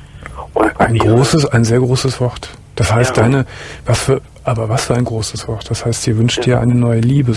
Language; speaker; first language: German; native; German